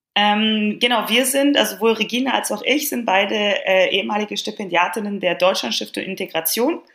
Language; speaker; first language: German; early bilingual, other home language; Polish